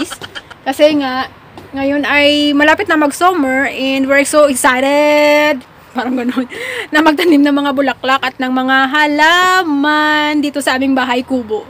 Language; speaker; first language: Filipino; non-native, local second language; Hiligaynon